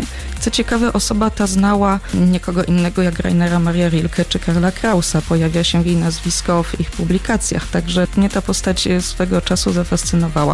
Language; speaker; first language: Polish; native; Polish